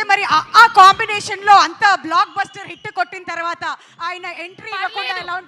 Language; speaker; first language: Telugu; native; Telugu